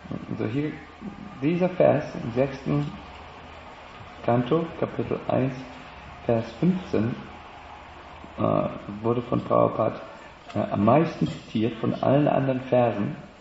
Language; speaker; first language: German; native; German